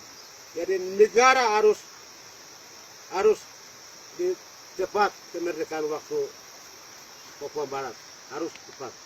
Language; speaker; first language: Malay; non-native, local second language; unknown